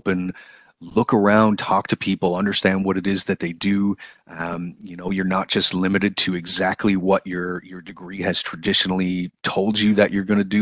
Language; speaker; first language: English; native; English